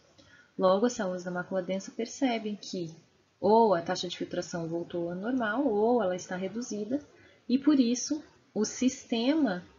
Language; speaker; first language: Portuguese; native; Portuguese